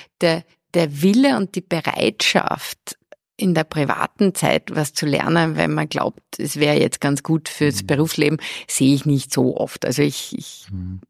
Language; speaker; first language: German; early bilingual, heritage; German